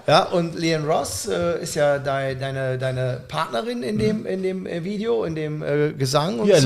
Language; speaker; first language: German; native; German